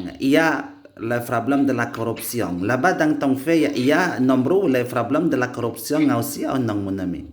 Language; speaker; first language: French; non-native, learner; Indonesian